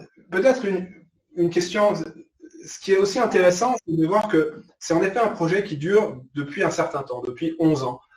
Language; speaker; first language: French; native; French